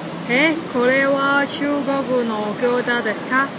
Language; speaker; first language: Japanese; non-native, learner; Cantonese